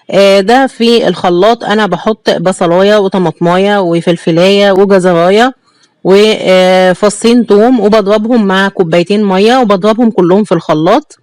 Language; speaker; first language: Arabic; native; Arabic